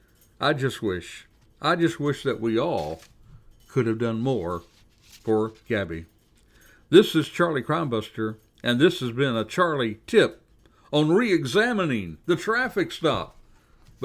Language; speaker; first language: English; native; English